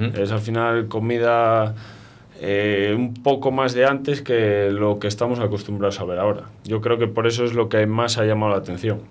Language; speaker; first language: Spanish; native; Spanish